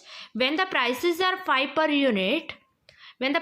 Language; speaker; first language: English; non-native, local second language; Hindi